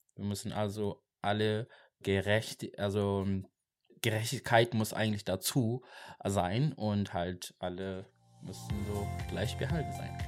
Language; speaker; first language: German; non-native, learner; Xhosa